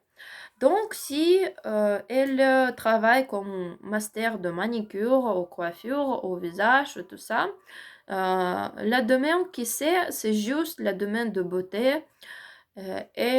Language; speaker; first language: French; non-native, learner; Ukrainian